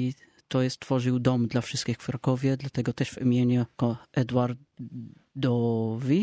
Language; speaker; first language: Polish; non-native, learner; Arabic